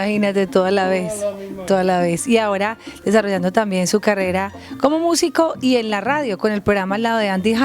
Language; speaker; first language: Spanish; native; Spanish